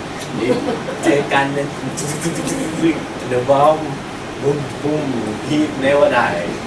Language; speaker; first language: English; non-native, learner; Thai